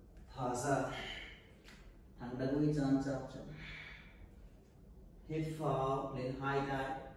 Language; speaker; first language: Vietnamese; non-native, learner; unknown